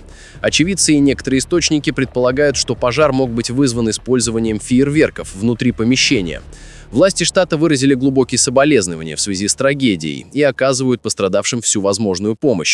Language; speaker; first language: Russian; native; Russian